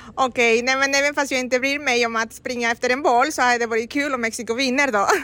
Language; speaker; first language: Swedish; non-native, fluent; Spanish